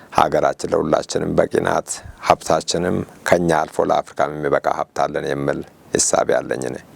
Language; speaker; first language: Amharic; non-native, local second language; Oromo